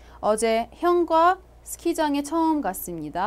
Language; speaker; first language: Korean; non-native, fluent; Arabic